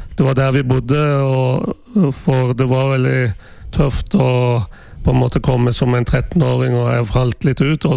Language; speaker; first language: Norwegian; non-native, fluent; Persian